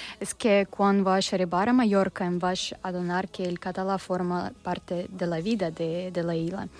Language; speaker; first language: Catalan; non-native, learner; Russian